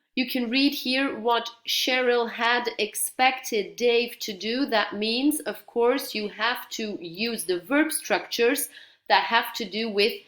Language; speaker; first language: English; non-native, fluent; Dutch